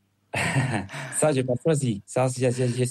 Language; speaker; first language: French; non-native, fluent; Spanish